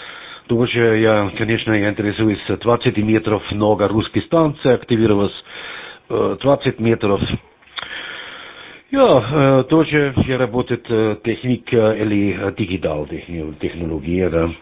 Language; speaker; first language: Russian; non-native, learner; German